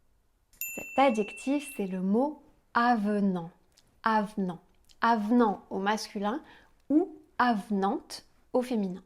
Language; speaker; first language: French; native; French